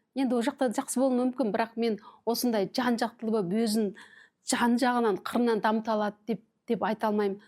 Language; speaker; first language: Kazakh; early bilingual, heritage; Kazakh